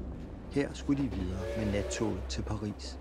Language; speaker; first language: Danish; native; Danish